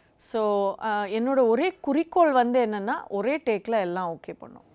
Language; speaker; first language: Tamil; native; Tamil